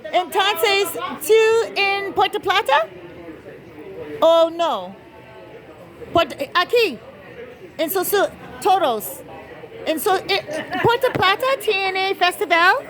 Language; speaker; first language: Spanish; non-native, learner; English